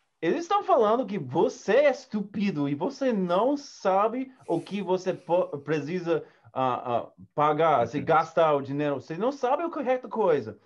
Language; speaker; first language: Portuguese; non-native, learner; English